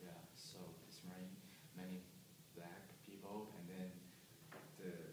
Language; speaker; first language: English; non-native, learner; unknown